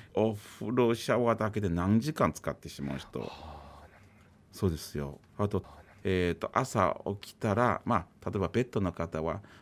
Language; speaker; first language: Japanese; native; Japanese